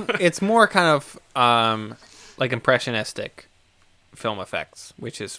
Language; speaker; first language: English; native; English